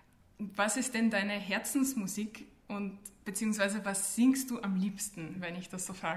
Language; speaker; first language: German; native; German